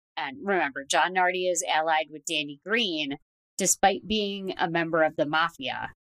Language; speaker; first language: English; native; English